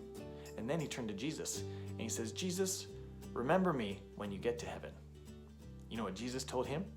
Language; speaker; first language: English; native; English